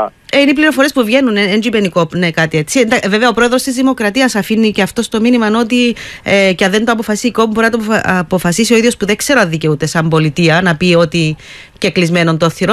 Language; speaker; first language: Greek; native; Greek